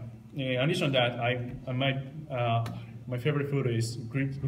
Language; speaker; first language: English; non-native, learner; Japanese